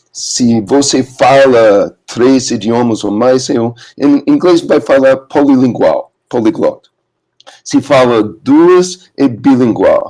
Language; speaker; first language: Portuguese; non-native, learner; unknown